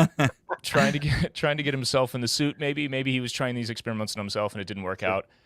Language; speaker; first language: English; native; English